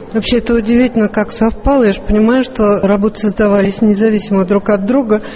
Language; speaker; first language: Russian; native; Russian